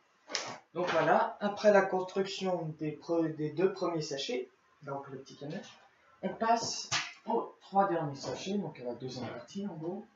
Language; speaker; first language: French; native; French